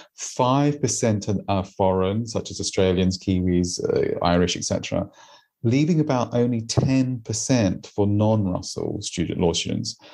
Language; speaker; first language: English; native; English